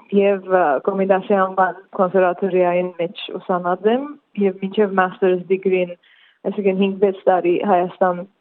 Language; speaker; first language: Armenian; early bilingual, heritage; Armenian